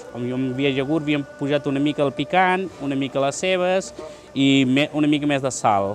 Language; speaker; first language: Catalan; non-native, learner; Punjabi